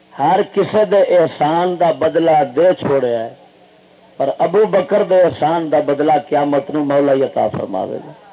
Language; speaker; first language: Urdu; non-native, local second language; Punjabi